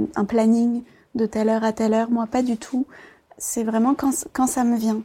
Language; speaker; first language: French; early bilingual, other home language; Vietnamese